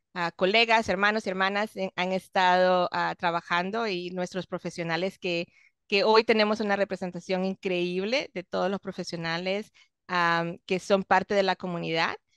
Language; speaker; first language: English; non-native, fluent; Spanish